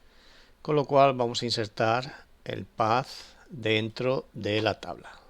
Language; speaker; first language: Spanish; native; Spanish